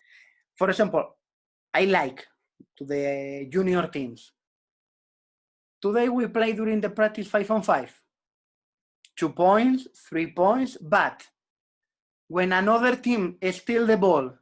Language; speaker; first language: English; non-native, learner; Spanish